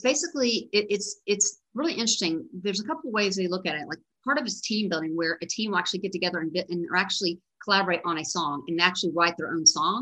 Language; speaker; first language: English; native; English